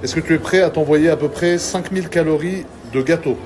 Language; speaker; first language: French; native; French